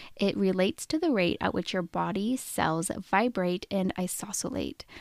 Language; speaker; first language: English; native; English